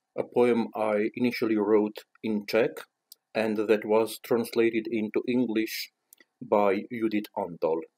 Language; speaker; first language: English; non-native, fluent; Romanian